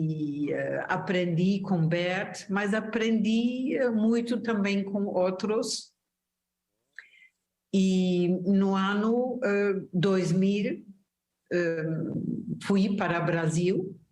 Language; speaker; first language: Portuguese; non-native, fluent; German